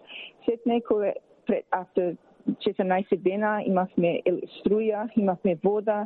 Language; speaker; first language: Macedonian; early bilingual, heritage; Macedonian